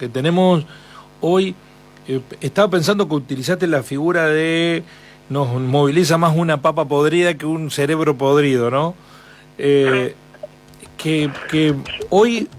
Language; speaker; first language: Spanish; native; Spanish